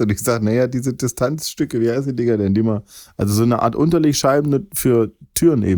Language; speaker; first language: German; native; German